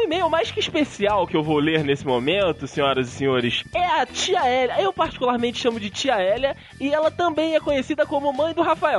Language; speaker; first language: Portuguese; native; Portuguese